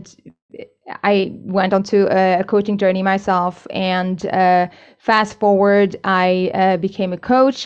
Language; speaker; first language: English; native; English